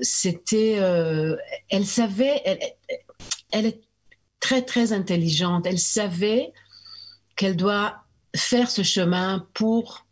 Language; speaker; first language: French; early bilingual, heritage; French